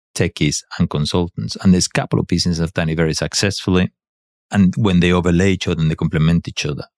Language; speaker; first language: English; non-native, fluent; Spanish